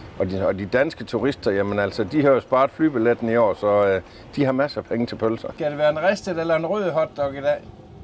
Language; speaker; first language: Danish; native; Danish